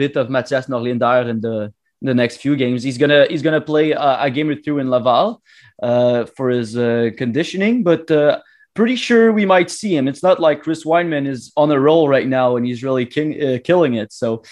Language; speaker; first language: English; non-native, fluent; French